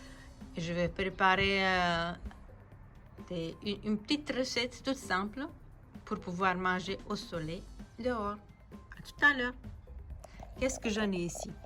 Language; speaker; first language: French; non-native, fluent; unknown